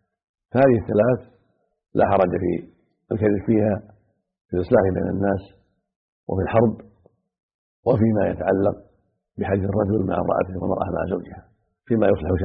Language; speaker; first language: Arabic; native; Arabic